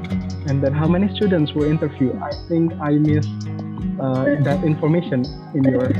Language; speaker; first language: English; non-native, fluent; Indonesian